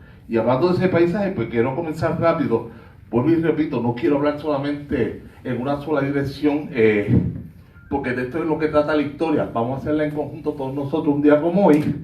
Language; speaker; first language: Spanish; native; Spanish